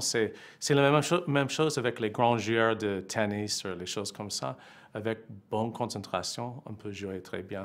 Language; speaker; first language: French; non-native, fluent; English